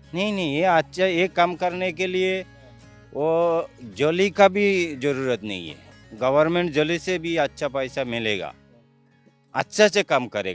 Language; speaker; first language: Hindi; non-native, local second language; Odia